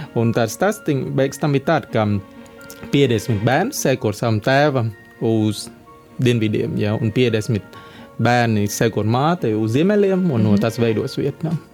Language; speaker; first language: Latvian; non-native, fluent; Vietnamese